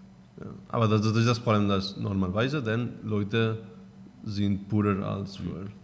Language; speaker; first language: German; non-native, learner; Spanish